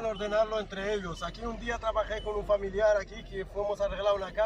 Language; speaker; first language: Spanish; non-native, fluent; Arabic